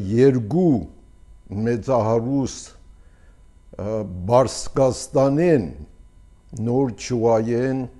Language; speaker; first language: Armenian; early bilingual, heritage; Armenian